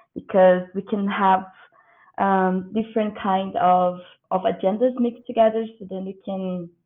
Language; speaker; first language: English; non-native, fluent; Portuguese